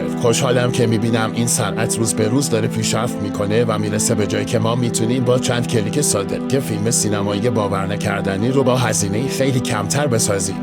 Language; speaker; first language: Persian; native; Persian